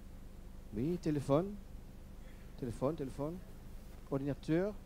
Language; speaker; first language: French; non-native, learner; Dutch